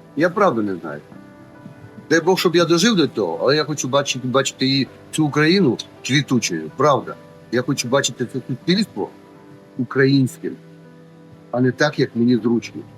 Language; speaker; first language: Ukrainian; native; Ukrainian